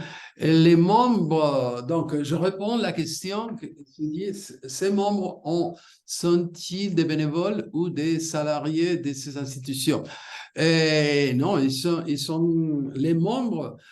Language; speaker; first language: French; non-native, fluent; Spanish